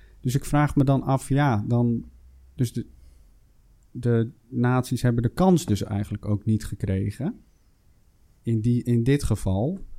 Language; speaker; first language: Dutch; native; Dutch